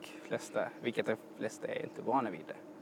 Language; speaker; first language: Swedish; non-native, fluent; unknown